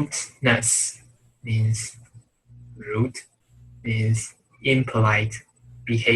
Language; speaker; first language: English; non-native, learner; Chinese